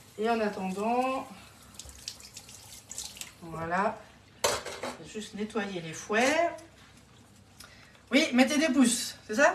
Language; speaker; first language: French; native; French